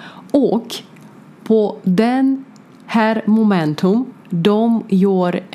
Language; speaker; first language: Swedish; non-native, learner; Ukrainian